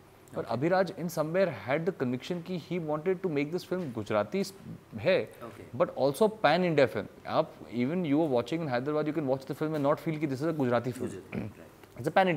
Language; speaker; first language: Hindi; native; Hindi